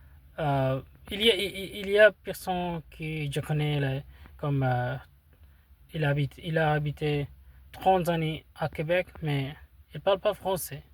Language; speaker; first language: French; non-native, learner; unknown